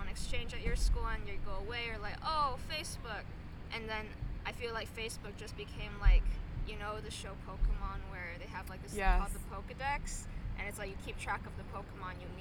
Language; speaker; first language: English; native; English